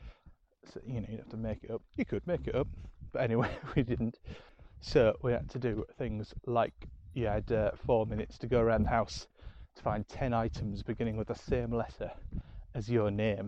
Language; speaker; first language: English; native; English